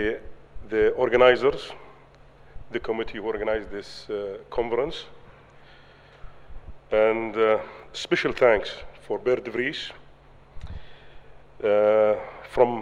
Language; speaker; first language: English; non-native, learner; Arabic